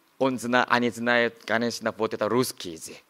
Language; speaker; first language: Russian; non-native, learner; Korean